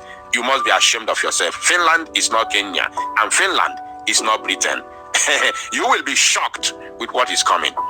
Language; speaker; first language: English; non-native, local second language; Igbo